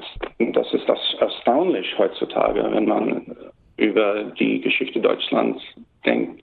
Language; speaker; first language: German; early bilingual, heritage; German